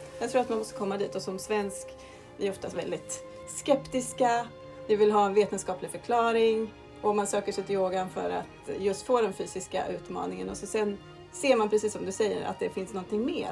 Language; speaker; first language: Swedish; native; Swedish